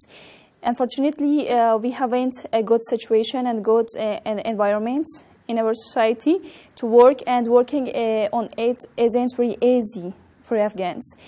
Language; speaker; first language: English; non-native, learner; Persian